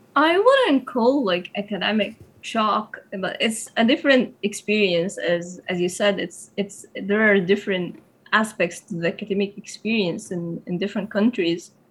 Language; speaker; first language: English; non-native, fluent; Arabic